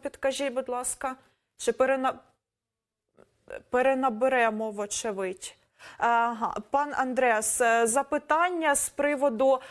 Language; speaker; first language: Ukrainian; native; Ukrainian